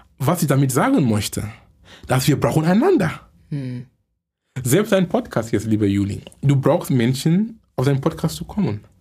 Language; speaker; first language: German; non-native, fluent; English